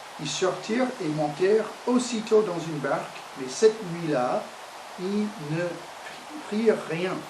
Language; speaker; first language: French; non-native, fluent; English